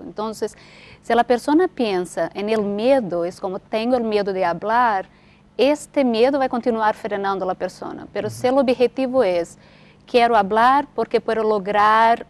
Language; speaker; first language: Spanish; non-native, fluent; Portuguese